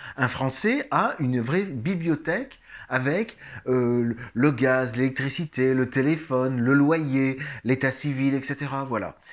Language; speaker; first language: French; native; French